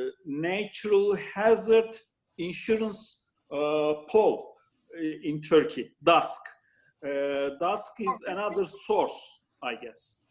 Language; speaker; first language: English; non-native, fluent; Turkish